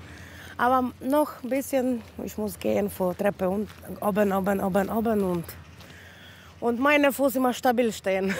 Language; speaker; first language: German; non-native, learner; Polish